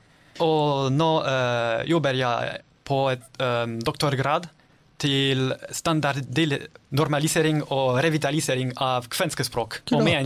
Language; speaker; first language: Norwegian; non-native, learner; French